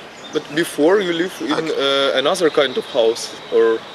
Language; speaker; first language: English; non-native, learner; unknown